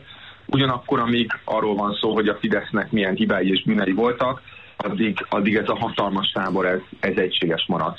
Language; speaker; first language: Hungarian; native; Hungarian